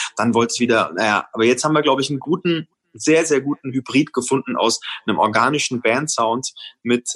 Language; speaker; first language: German; native; German